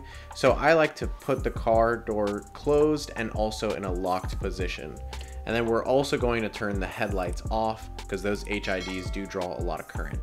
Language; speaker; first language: English; native; English